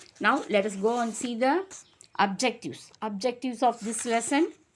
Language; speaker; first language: English; non-native, local second language; Tamil